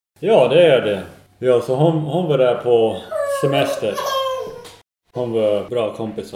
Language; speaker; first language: Swedish; non-native, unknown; English